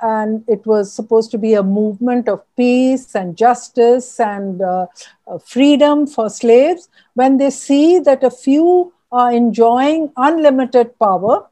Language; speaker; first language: English; non-native, local second language; Urdu